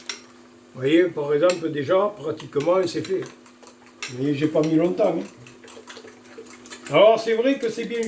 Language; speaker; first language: French; native; French